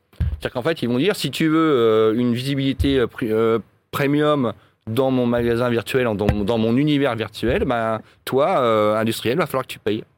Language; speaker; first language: French; native; French